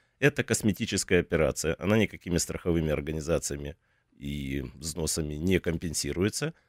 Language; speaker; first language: Russian; native; Russian